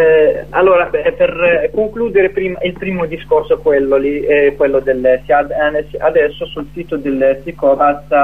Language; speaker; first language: Italian; non-native, fluent; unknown